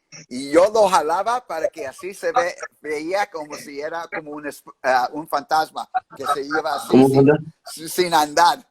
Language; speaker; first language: Spanish; early bilingual, heritage; English